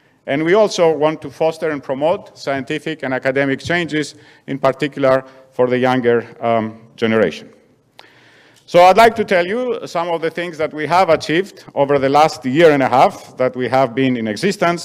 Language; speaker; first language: English; non-native, fluent; Greek